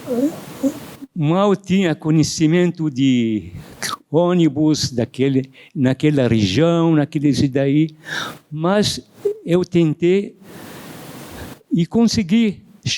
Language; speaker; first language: Portuguese; non-native, fluent; Arabic